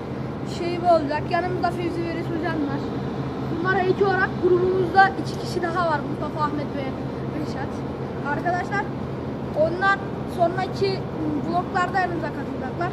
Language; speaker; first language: Turkish; native; Turkish